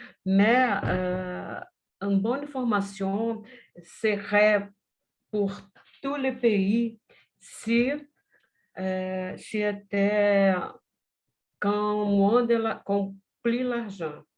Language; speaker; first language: French; non-native, learner; Portuguese